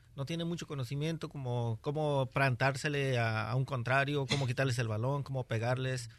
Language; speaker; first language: Spanish; native; Spanish